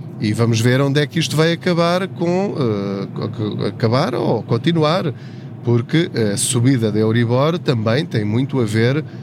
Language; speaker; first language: Portuguese; native; Portuguese